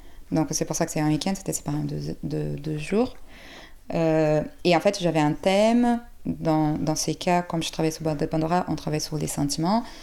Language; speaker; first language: French; non-native, fluent; Portuguese